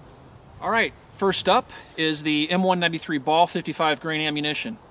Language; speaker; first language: English; native; English